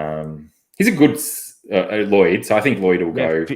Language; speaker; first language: English; native; English